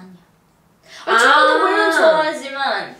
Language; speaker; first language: Korean; non-native, fluent; Arabic